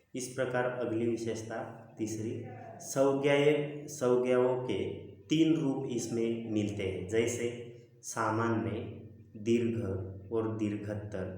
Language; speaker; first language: Hindi; non-native, local second language; Marathi